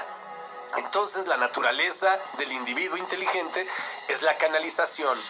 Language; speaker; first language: Spanish; native; Spanish